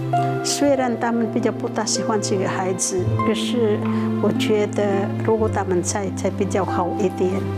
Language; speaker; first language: Chinese; non-native, fluent; Filipino